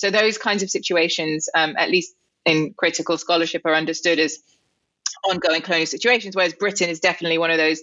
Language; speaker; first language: English; native; English